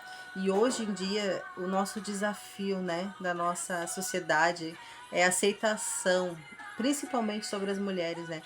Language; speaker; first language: Portuguese; native; Portuguese